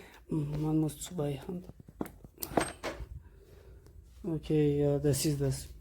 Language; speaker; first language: German; non-native, learner; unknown